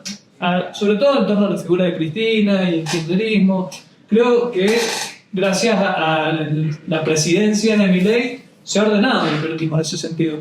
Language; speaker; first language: Spanish; native; Spanish